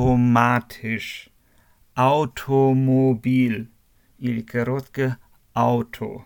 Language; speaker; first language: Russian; non-native, learner; German